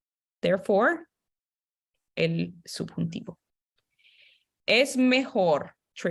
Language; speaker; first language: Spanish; non-native, fluent; English